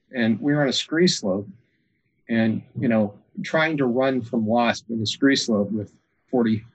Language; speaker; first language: English; native; English